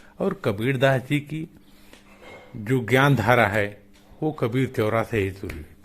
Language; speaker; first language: Hindi; native; Hindi